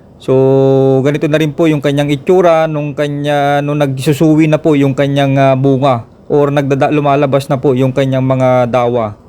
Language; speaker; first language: Filipino; non-native, local second language; Iloko